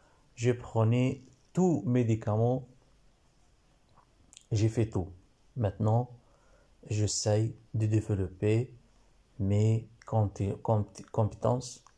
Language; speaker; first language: French; non-native, learner; Arabic